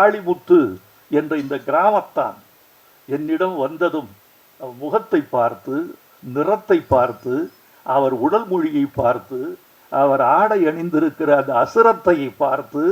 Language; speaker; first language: Tamil; native; Tamil